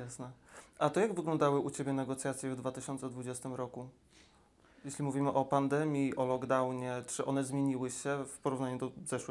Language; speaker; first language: Polish; native; Polish